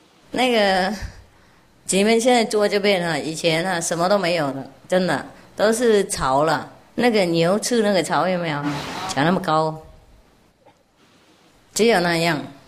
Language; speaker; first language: Chinese; non-native, fluent; Vietnamese